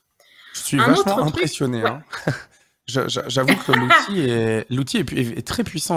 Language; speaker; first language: French; native; French